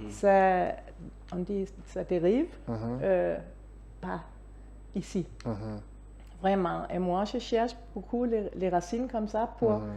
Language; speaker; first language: French; non-native, fluent; Danish